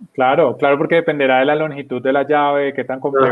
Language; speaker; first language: Spanish; native; Spanish